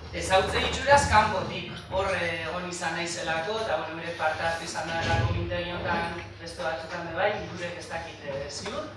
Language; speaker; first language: Basque; native; Basque